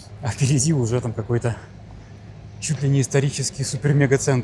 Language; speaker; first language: Russian; native; Russian